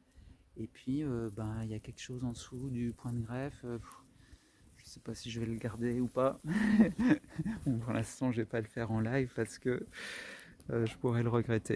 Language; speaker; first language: French; native; French